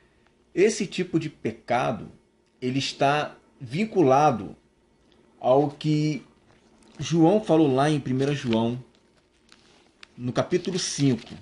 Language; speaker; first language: Portuguese; native; Portuguese